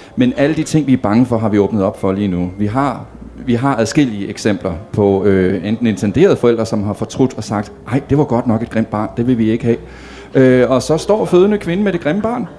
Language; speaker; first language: Danish; native; Danish